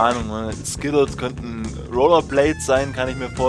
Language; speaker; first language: German; native; German